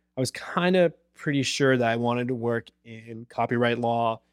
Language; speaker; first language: English; native; English